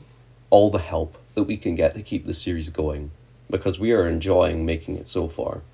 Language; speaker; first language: English; native; English